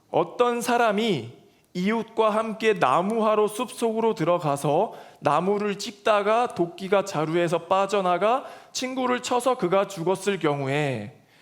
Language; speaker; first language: Korean; native; Korean